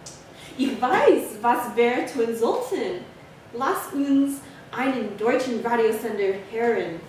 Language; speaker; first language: German; non-native, learner; English